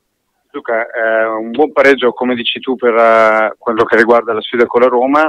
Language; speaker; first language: Italian; native; Italian